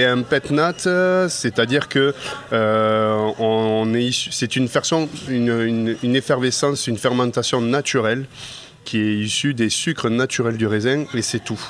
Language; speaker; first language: French; native; French